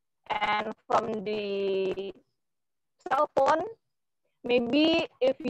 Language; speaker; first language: English; non-native, learner; Indonesian